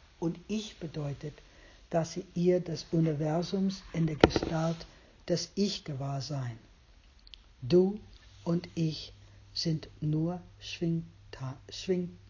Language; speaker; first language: German; non-native, fluent; English